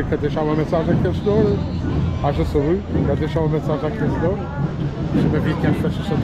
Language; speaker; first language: Portuguese; native; Portuguese